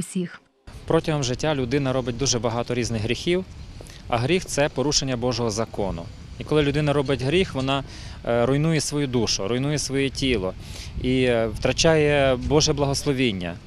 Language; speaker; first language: Ukrainian; native; Ukrainian